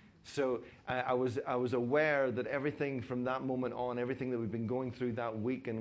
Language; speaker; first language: English; native; English